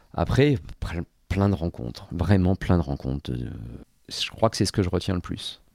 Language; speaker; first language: French; native; French